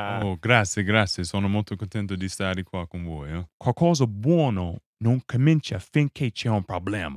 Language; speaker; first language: Italian; non-native, fluent; English